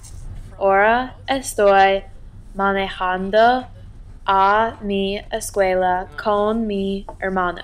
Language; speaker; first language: Spanish; non-native, learner; English